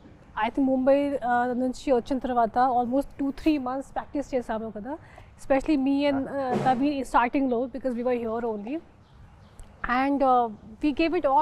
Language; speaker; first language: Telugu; non-native, fluent; Hindi